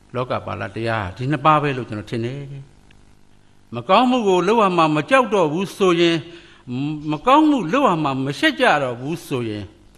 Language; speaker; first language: Burmese; native; Burmese